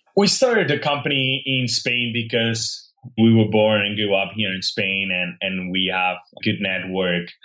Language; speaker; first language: English; non-native, fluent; Spanish